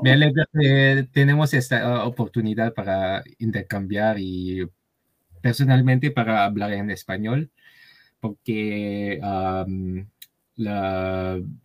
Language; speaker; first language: Spanish; non-native, learner; Chinese